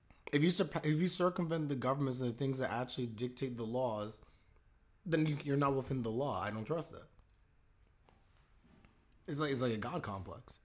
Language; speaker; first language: English; native; English